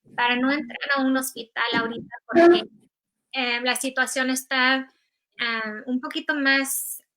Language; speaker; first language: Spanish; early bilingual, heritage; Spanish